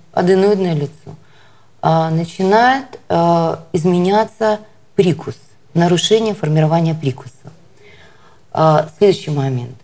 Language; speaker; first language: Russian; native; Russian